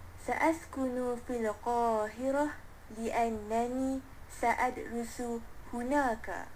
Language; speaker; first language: Arabic; non-native, learner; Malay